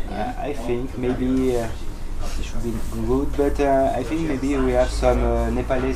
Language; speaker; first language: English; non-native, learner; French